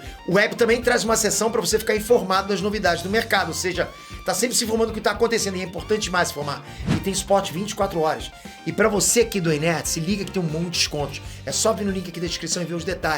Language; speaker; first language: Portuguese; native; Portuguese